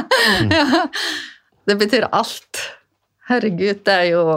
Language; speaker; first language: Norwegian; non-native, fluent; Icelandic